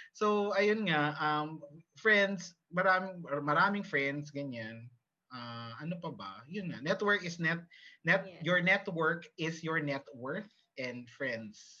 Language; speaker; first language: Filipino; early bilingual, heritage; Filipino